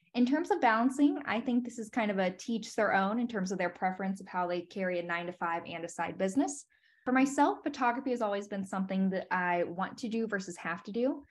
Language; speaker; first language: English; native; English